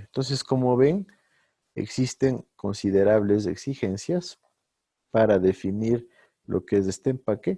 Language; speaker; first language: Spanish; native; Spanish